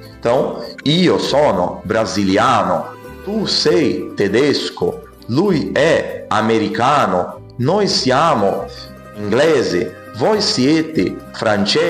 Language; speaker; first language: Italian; non-native, fluent; Portuguese